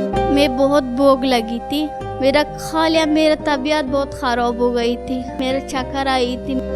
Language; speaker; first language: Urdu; non-native, learner; Persian